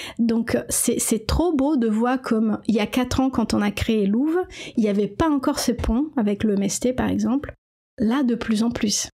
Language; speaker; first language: French; non-native, fluent; Portuguese